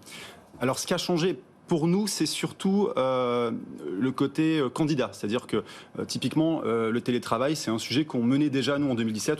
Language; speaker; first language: French; native; French